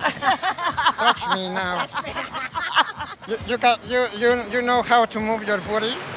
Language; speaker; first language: English; non-native, learner; Spanish